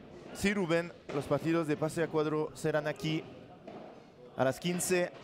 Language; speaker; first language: Spanish; non-native, learner; French